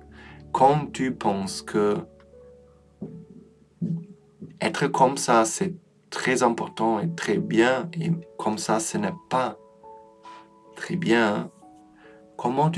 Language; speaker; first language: French; non-native, learner; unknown